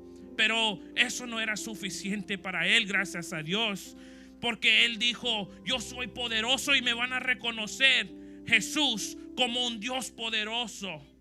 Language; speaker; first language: Spanish; early bilingual, heritage; Spanish